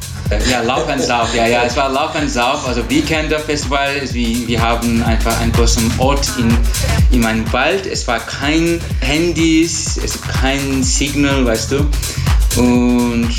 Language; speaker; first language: German; non-native, learner; Turkish